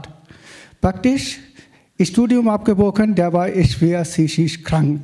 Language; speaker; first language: German; non-native, fluent; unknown